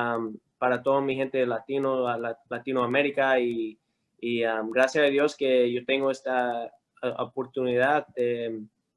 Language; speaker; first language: Spanish; early bilingual, heritage; Spanish